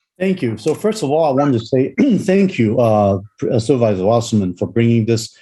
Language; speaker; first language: English; non-native, local second language; Cantonese